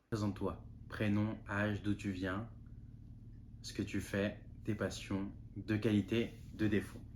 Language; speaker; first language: French; non-native, local second language; Malagasy